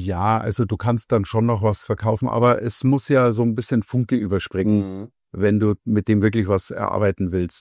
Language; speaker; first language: German; native; German